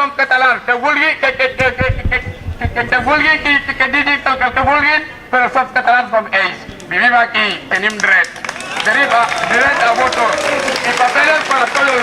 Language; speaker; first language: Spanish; non-native, fluent; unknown